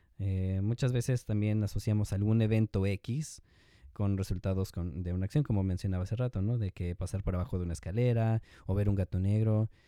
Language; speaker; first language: Spanish; native; Spanish